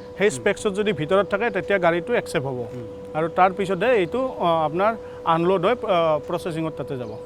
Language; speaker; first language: Assamese; native; Assamese